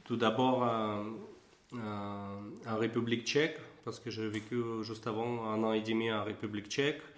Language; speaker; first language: French; non-native, fluent; Russian